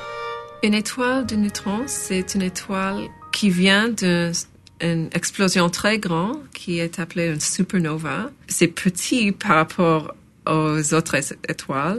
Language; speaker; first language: French; non-native, local second language; English